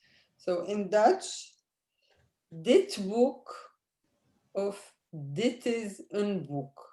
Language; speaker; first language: Dutch; non-native, fluent; Arabic